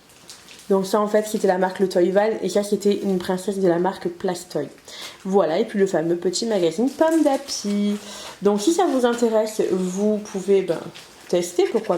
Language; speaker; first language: French; native; French